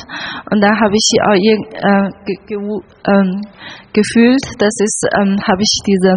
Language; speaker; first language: German; non-native, learner; Chinese